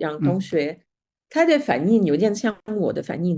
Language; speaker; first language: Chinese; non-native, fluent; Spanish